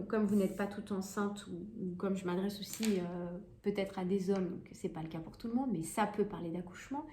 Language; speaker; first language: French; native; French